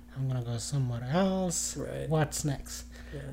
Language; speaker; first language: English; non-native, fluent; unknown